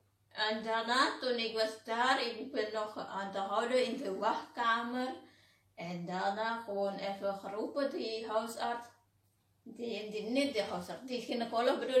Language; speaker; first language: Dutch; non-native, learner; Indonesian